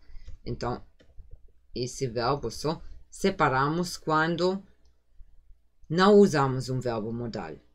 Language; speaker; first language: Portuguese; non-native, fluent; German